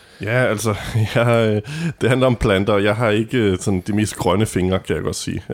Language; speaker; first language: Danish; native; Danish